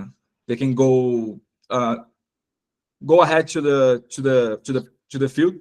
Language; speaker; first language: English; non-native, fluent; Portuguese